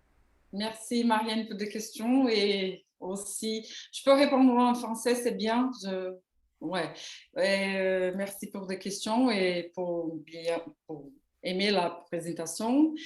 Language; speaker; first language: French; non-native, learner; Portuguese